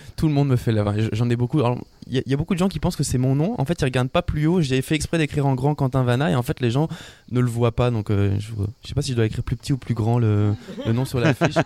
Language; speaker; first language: French; native; French